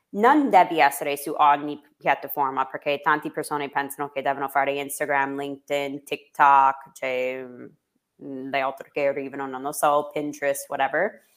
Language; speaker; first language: Italian; non-native, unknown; English